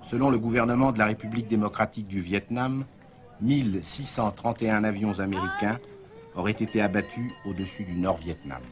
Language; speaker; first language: French; native; French